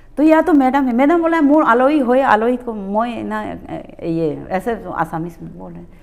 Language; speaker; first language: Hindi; non-native, local second language; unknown